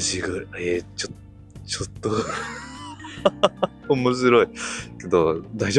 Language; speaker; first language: Japanese; non-native, learner; English